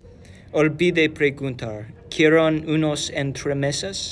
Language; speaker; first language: Spanish; non-native, learner; English